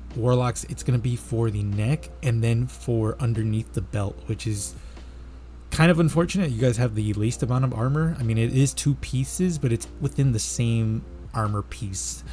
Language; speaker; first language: English; native; English